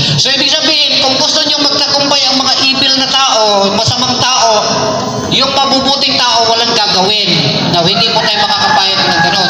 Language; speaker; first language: Filipino; non-native, local second language; Cebuano